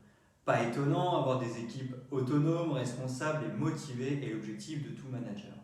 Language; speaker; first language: French; native; French